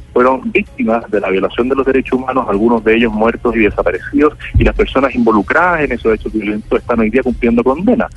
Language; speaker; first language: Spanish; native; Spanish